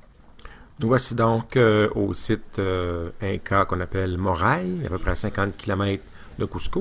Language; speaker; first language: French; native; French